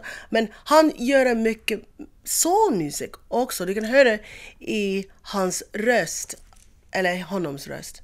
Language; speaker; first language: Swedish; non-native, learner; English